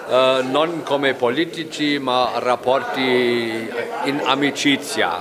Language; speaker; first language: Italian; non-native, fluent; German